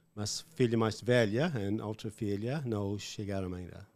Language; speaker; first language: Portuguese; non-native, learner; English